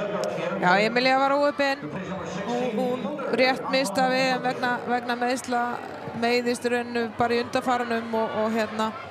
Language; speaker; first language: Icelandic; native; Icelandic